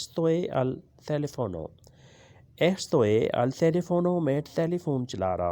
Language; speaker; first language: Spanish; non-native, learner; Urdu